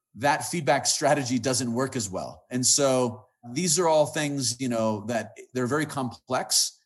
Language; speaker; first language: English; native; English